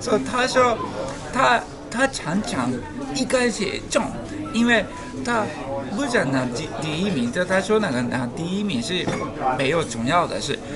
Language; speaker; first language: Chinese; non-native, learner; Japanese